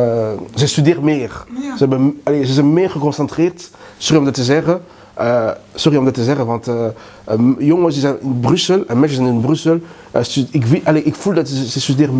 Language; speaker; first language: Dutch; non-native, learner; Lingala